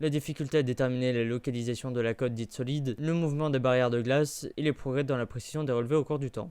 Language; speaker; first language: French; native; French